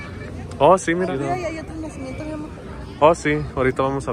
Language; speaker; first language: Spanish; early bilingual, heritage; English